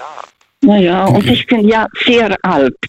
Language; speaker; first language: German; non-native, fluent; Russian